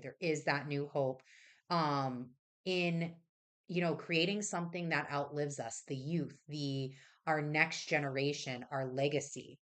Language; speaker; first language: English; native; English